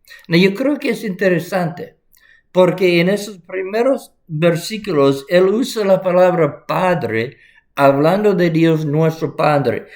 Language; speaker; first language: Spanish; non-native, fluent; English